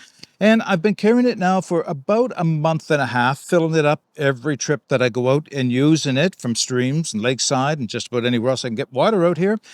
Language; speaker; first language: English; native; English